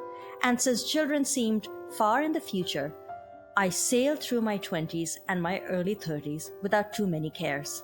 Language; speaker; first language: English; native; English